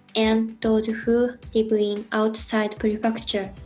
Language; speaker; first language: English; non-native, learner; Japanese